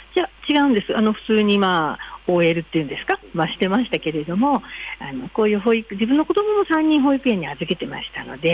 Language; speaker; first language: Japanese; native; Japanese